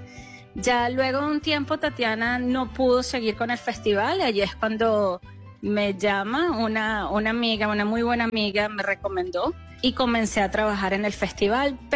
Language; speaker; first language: Spanish; native; Spanish